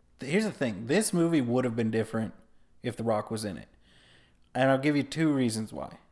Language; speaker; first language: English; native; English